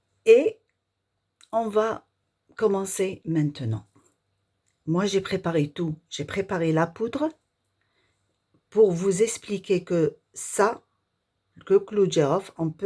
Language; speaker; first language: French; non-native, local second language; Arabic